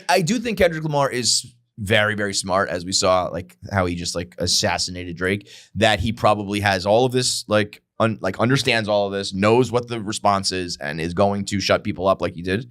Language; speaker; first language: English; native; English